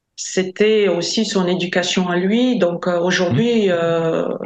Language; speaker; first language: French; non-native, fluent; Latvian